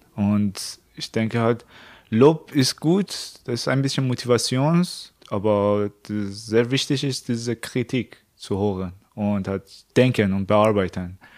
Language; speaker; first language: German; non-native, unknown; Persian